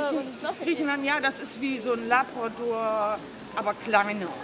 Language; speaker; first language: German; native; German